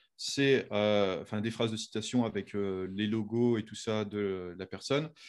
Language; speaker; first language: French; native; French